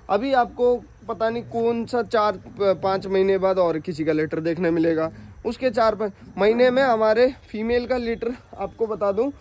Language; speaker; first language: Hindi; non-native, local second language; Odia